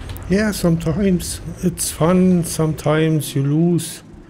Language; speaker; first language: English; non-native, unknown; German